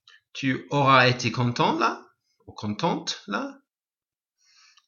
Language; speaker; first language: French; non-native, fluent; English